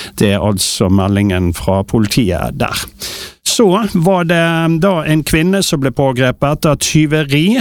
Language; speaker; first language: Norwegian; native; Norwegian